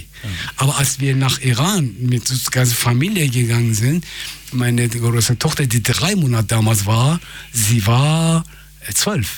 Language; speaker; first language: German; non-native, fluent; Persian